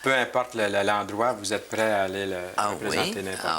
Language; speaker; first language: French; native; French